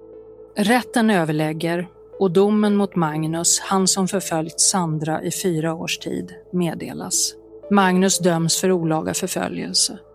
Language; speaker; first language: Swedish; native; Swedish